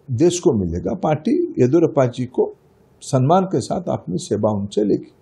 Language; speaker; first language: Hindi; non-native, local second language; Odia